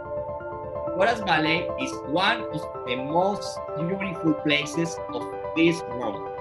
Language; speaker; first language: English; non-native, fluent; Spanish